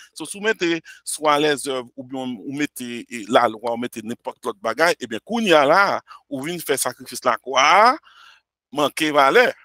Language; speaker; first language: French; non-native, local second language; Haitian Creole